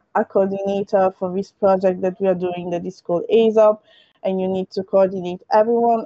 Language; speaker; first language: English; early bilingual, other home language; French